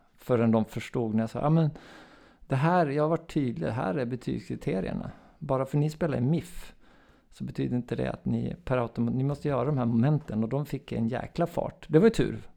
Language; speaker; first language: Swedish; native; Swedish